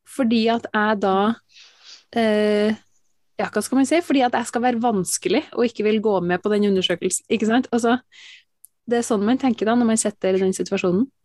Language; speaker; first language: Norwegian; native; Norwegian